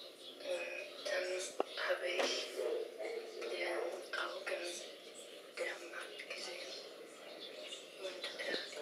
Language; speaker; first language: German; non-native, learner; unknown